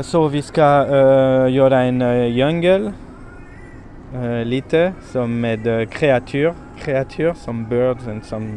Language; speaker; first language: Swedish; non-native, learner; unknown